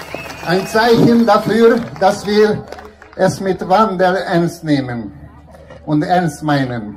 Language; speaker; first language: German; non-native, fluent; Hungarian